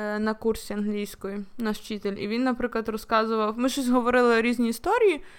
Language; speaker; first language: Ukrainian; native; Ukrainian